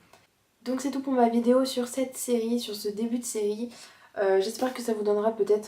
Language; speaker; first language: French; native; French